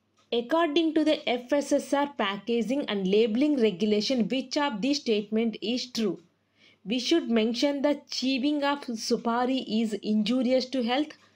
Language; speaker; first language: English; non-native, local second language; Telugu